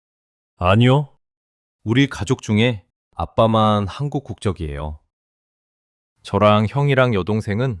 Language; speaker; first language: Korean; non-native, fluent; English